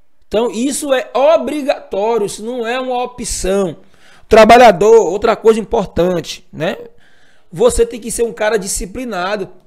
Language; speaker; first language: Portuguese; native; Portuguese